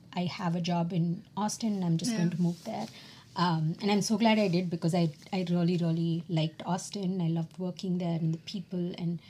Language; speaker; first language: English; non-native, local second language; Tamil